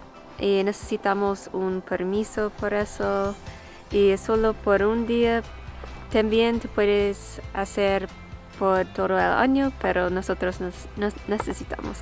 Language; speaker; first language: Spanish; non-native, learner; English